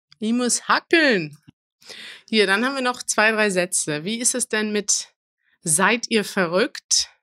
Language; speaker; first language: German; native; German